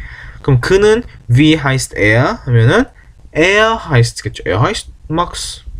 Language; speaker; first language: German; non-native, fluent; Korean